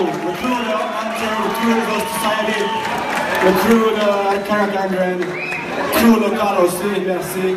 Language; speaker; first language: French; non-native, learner; Finnish